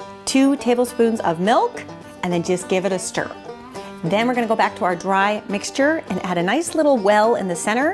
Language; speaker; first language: English; native; English